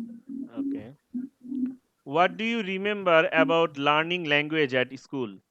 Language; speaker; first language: English; non-native, learner; Bangla